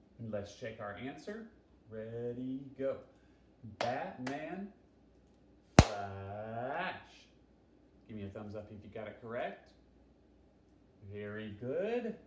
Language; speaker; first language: English; native; English